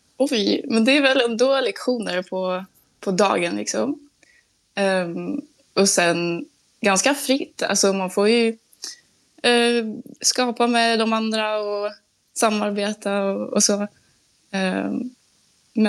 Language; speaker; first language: Swedish; non-native, fluent; French